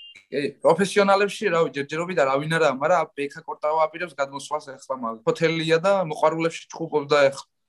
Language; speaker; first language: Georgian; native; Georgian